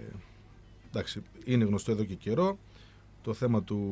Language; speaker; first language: Greek; native; Greek